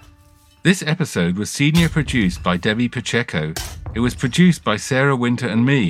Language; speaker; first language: English; native; English